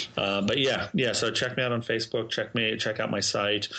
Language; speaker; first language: English; native; English